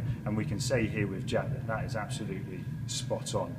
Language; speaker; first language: English; native; English